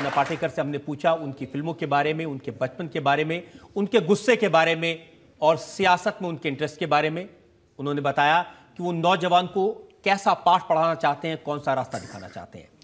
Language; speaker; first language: Hindi; native; Hindi